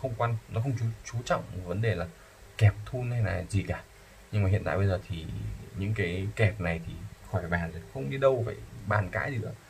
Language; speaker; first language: Vietnamese; native; Vietnamese